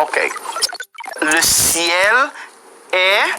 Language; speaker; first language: French; non-native, fluent; Spanish